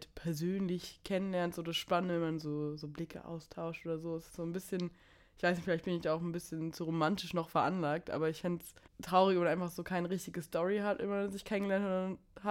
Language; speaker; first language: German; native; German